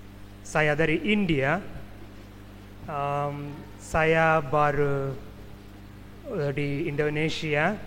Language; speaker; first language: Indonesian; non-native, learner; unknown